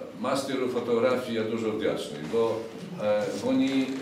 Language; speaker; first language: Polish; non-native, learner; Ukrainian